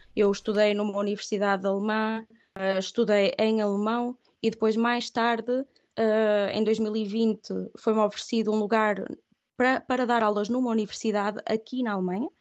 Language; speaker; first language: Portuguese; early bilingual, other home language; Catalan